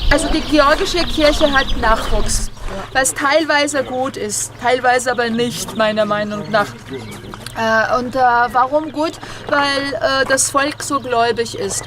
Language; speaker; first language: German; non-native, fluent; Georgian